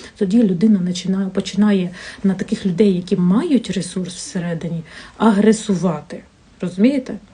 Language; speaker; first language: Ukrainian; non-native, local second language; Russian